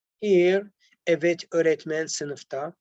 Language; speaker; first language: Turkish; non-native, learner; Arabic